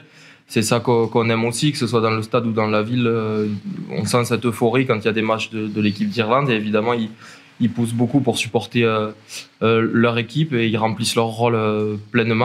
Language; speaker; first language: French; native; French